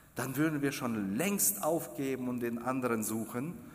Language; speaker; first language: German; non-native, fluent; Russian